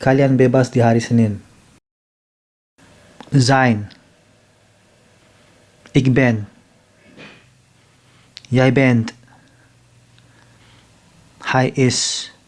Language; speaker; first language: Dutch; non-native, fluent; Indonesian